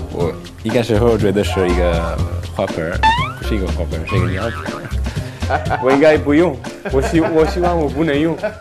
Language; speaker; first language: Chinese; non-native, learner; Italian